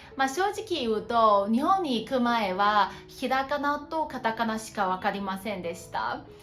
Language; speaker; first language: Japanese; non-native, fluent; Chinese